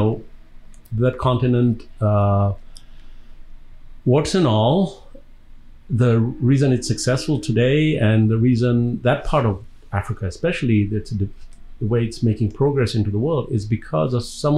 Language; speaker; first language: English; non-native, local second language; Gujarati